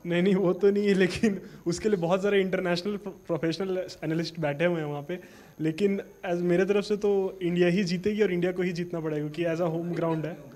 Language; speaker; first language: Hindi; native; Hindi